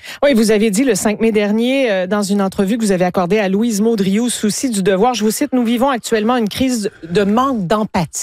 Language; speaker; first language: French; native; French